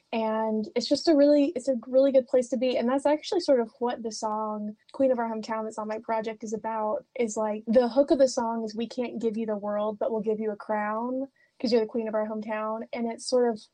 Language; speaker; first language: English; native; English